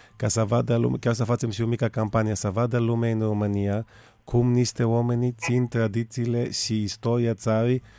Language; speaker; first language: Romanian; non-native, fluent; Greek